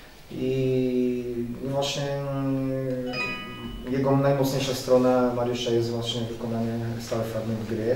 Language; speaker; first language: Polish; non-native, fluent; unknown